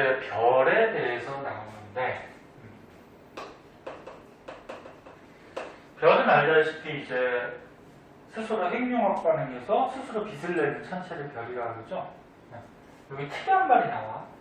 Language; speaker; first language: Korean; native; Korean